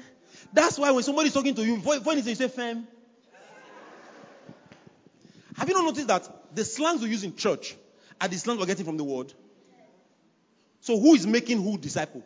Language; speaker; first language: English; non-native, local second language; Yoruba